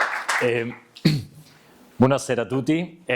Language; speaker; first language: Italian; non-native, learner; Spanish